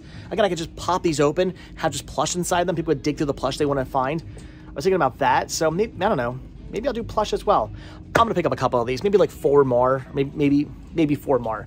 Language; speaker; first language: English; native; English